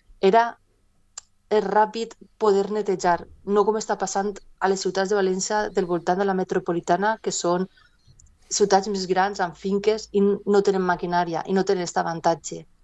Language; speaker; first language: Catalan; non-native, local second language; Spanish